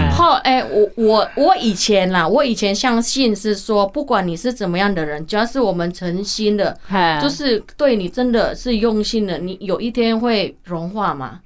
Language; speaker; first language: Chinese; non-native, fluent; Hakka Chinese